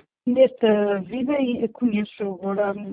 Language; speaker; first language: Portuguese; early bilingual, heritage; Portuguese